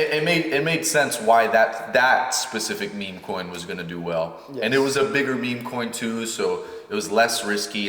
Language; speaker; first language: English; native; English